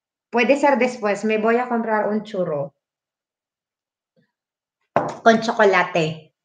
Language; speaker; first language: Spanish; non-native, fluent; Filipino